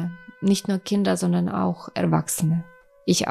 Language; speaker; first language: German; non-native, fluent; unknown